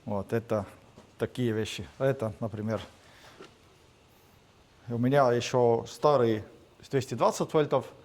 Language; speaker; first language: Russian; non-native, fluent; Estonian